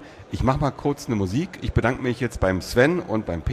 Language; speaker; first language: German; native; German